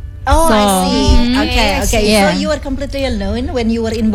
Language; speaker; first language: English; non-native, fluent; Indonesian